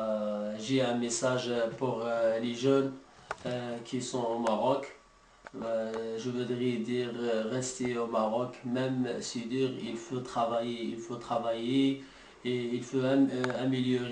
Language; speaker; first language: French; non-native, learner; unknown